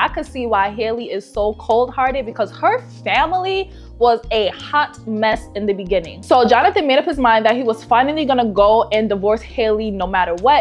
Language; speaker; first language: English; native; English